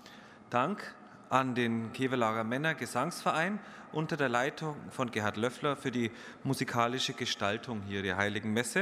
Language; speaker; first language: German; native; German